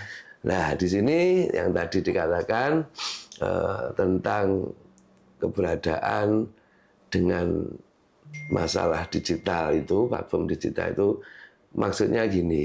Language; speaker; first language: Indonesian; non-native, local second language; Javanese